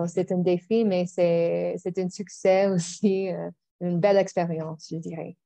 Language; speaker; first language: French; non-native, local second language; English